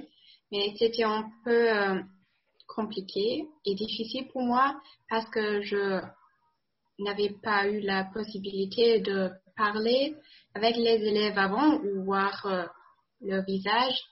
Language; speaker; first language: French; non-native, fluent; German